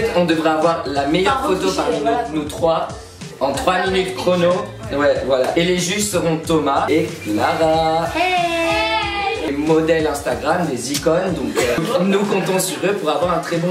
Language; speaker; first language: French; native; French